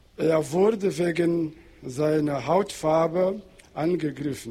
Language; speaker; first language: German; non-native, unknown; Portuguese